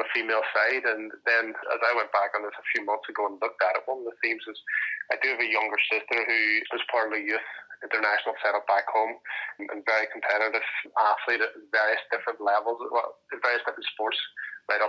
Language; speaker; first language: English; native; English